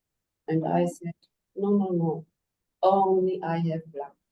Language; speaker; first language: English; non-native, learner; German